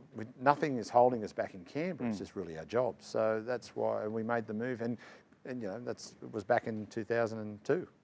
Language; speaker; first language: English; native; English